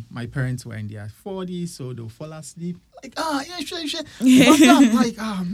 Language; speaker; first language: English; non-native, local second language; Akan